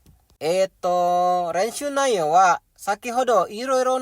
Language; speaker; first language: Japanese; non-native, learner; Indonesian